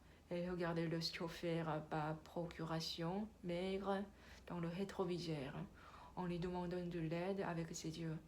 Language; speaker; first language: French; non-native, learner; Korean